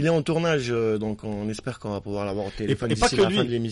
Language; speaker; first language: French; non-native, local second language; Arabic